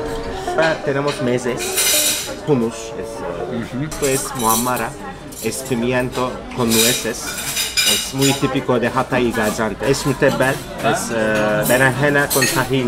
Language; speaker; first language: Spanish; non-native, fluent; Turkish